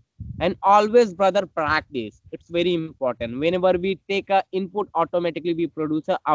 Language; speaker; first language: English; non-native, learner; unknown